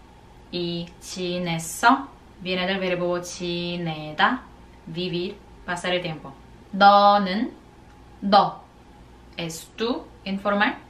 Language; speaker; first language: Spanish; non-native, fluent; Korean